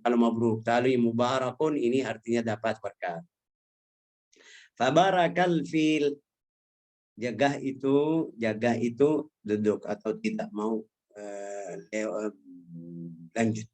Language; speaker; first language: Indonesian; non-native, fluent; Arabic